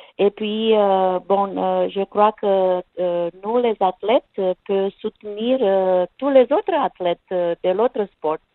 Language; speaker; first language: French; non-native, learner; Romanian